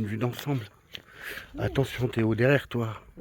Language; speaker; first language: French; native; French